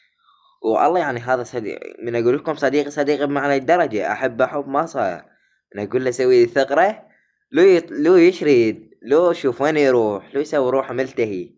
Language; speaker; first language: Arabic; native; Arabic